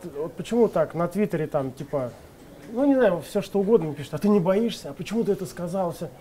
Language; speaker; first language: Russian; native; Russian